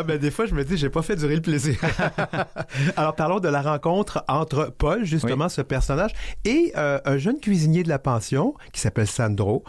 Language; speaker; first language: French; native; French